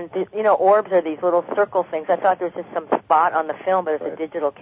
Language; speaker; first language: English; native; English